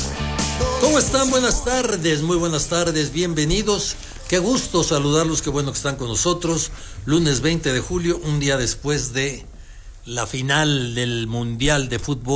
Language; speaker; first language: Spanish; native; Spanish